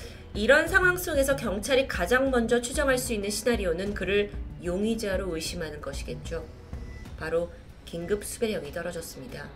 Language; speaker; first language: Korean; native; Korean